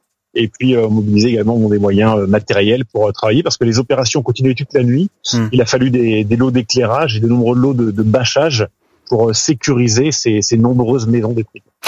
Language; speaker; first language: French; native; French